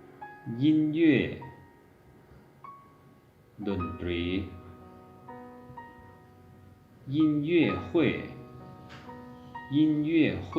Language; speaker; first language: Chinese; non-native, fluent; Lao